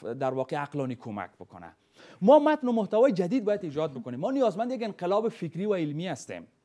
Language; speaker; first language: Persian; native; Persian